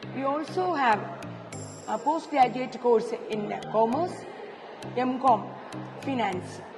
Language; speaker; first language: English; non-native, local second language; Malayalam